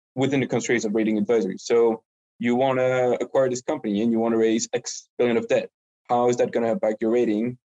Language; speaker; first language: English; non-native, fluent; French